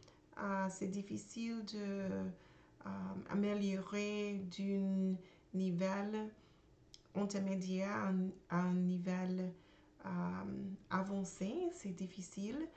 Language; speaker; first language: French; non-native, learner; English